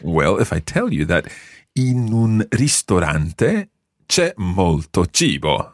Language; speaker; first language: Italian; non-native, fluent; English